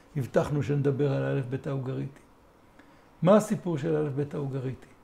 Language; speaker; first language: Hebrew; native; Hebrew